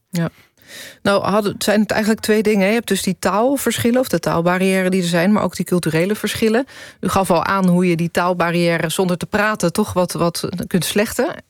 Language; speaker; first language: Dutch; native; Dutch